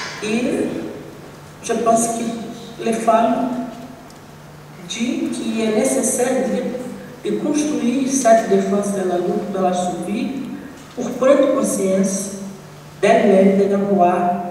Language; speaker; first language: French; non-native, learner; Portuguese